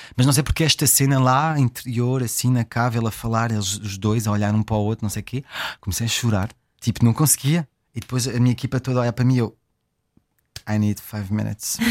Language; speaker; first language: Portuguese; early bilingual, heritage; French